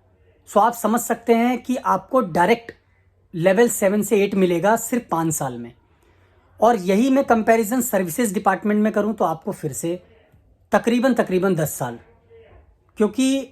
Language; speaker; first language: Hindi; native; Hindi